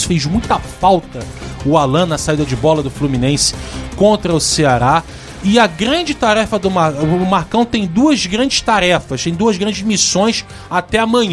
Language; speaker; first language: Portuguese; native; Portuguese